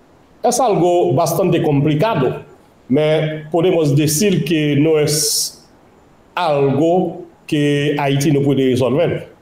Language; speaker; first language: Spanish; non-native, local second language; Haitian Creole